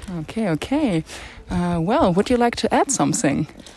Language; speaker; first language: English; non-native, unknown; French